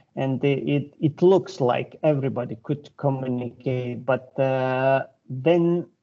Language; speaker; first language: English; non-native, fluent; Lithuanian